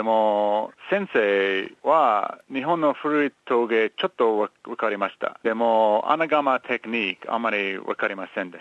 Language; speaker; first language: Japanese; non-native, learner; English